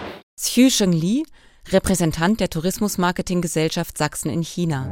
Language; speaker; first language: German; native; German